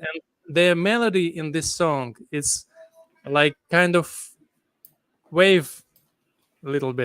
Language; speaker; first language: English; non-native, fluent; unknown